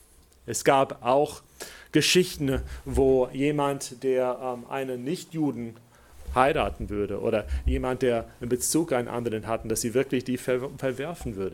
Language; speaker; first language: German; non-native, fluent; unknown